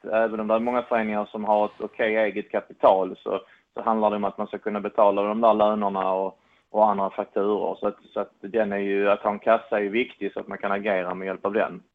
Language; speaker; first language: Swedish; native; Swedish